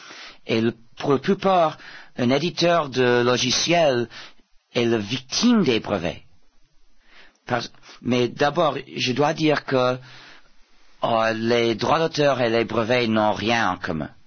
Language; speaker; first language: French; non-native, fluent; English